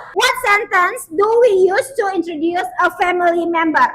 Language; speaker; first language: English; non-native, fluent; Indonesian